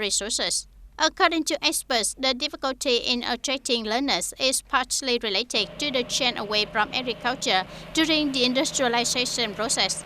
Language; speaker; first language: English; non-native, fluent; Vietnamese